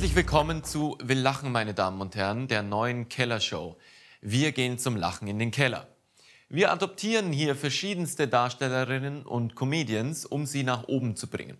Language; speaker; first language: German; native; German